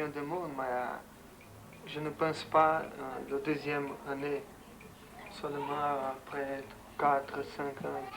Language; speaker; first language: French; non-native, learner; Portuguese